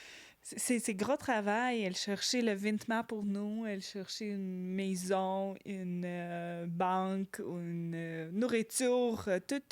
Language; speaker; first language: French; non-native, learner; Ukrainian